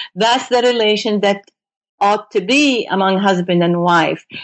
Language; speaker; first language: English; non-native, fluent; Arabic